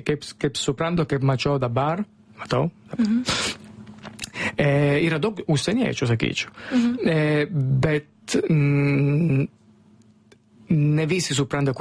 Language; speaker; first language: Lithuanian; non-native, learner; Italian